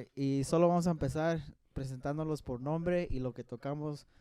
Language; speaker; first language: Spanish; early bilingual, other home language; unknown